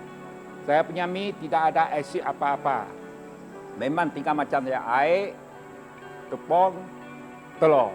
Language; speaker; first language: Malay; non-native, local second language; Chinese